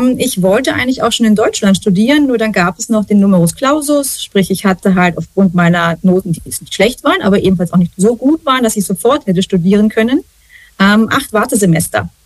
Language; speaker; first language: German; native; German